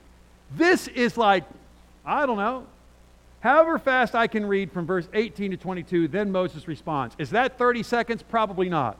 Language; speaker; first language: English; native; English